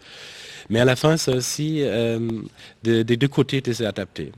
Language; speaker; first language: French; non-native, fluent; German